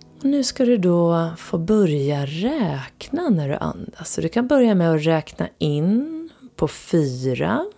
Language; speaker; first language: Swedish; native; Swedish